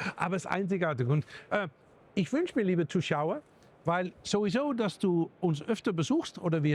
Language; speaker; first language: German; native; German